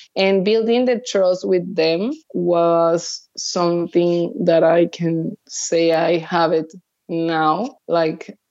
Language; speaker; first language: English; early bilingual, other home language; Spanish